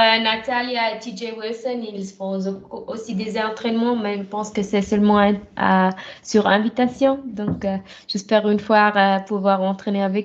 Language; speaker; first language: French; non-native, fluent; German